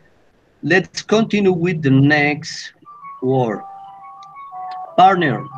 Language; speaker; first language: English; non-native, learner; Spanish